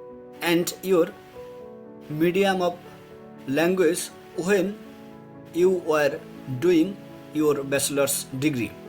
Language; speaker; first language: English; non-native, fluent; Bangla